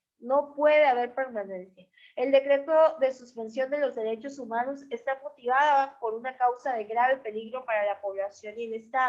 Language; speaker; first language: Spanish; native; Spanish